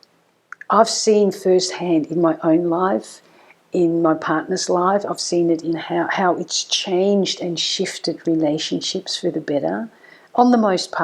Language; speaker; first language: English; native; English